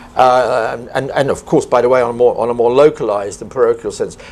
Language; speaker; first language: English; native; English